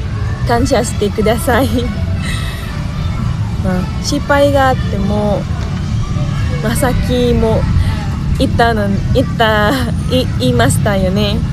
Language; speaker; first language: Japanese; non-native, learner; Indonesian